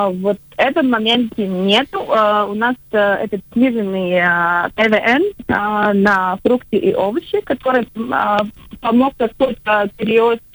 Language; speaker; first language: Russian; non-native, local second language; Latvian